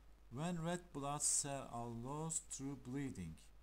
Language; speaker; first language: English; non-native, fluent; Turkish